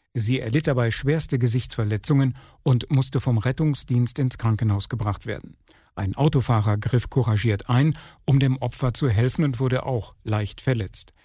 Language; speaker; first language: German; native; German